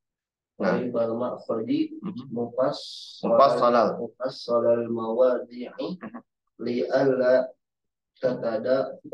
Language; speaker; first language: Arabic; non-native, fluent; Indonesian